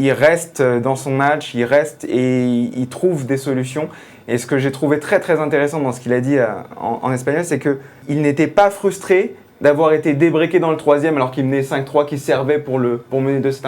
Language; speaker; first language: French; native; French